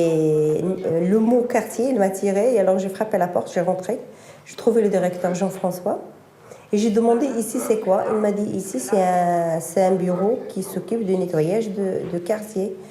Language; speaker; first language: French; non-native, fluent; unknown